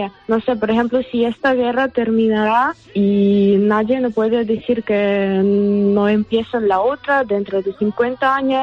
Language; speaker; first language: Spanish; non-native, learner; Ukrainian